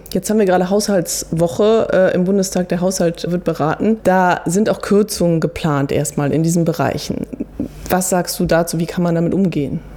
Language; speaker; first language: German; native; German